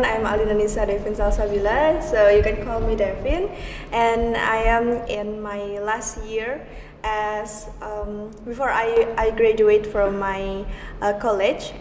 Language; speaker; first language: English; non-native, learner; Indonesian